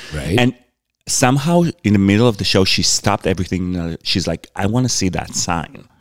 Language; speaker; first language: English; non-native, fluent; Hebrew